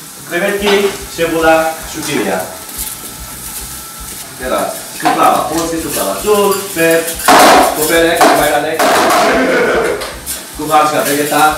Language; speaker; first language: Polish; non-native, learner; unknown